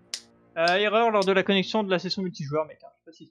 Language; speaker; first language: French; native; French